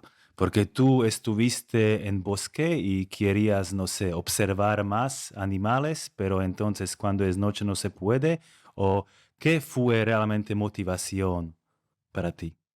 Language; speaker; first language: Spanish; non-native, fluent; Slovak